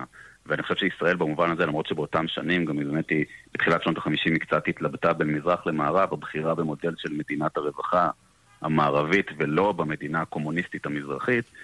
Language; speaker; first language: Hebrew; native; Hebrew